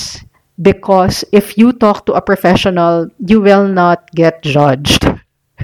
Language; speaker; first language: English; non-native, local second language; Filipino